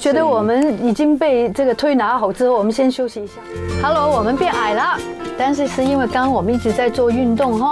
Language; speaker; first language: Chinese; native; Chinese